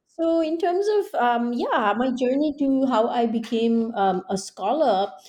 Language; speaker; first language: English; non-native, local second language; Hindi